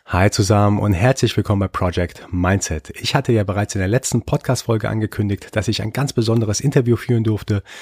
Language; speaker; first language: German; early bilingual, other home language; Persian